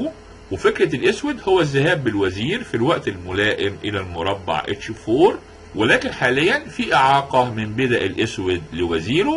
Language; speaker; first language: Arabic; native; Arabic